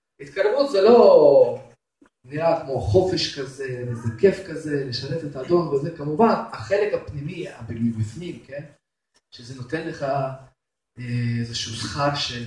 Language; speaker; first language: Hebrew; non-native, fluent; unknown